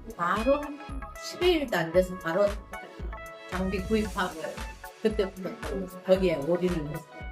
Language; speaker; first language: Korean; native; Korean